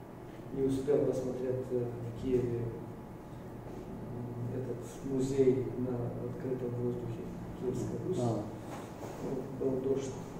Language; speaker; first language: Russian; non-native, fluent; Bulgarian